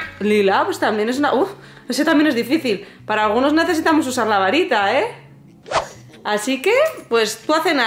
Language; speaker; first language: Spanish; native; Spanish